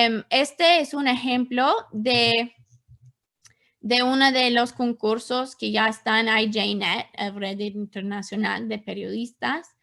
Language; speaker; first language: Spanish; non-native, fluent; English